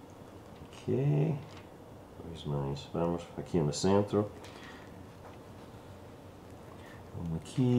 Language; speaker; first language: Portuguese; non-native, learner; English